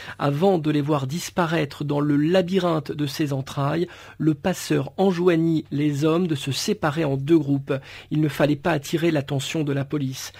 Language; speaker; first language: French; native; French